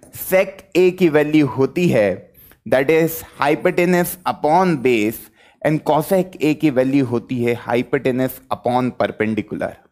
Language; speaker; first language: Hindi; native; Hindi